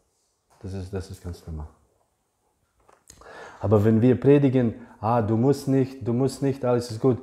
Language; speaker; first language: German; non-native, fluent; English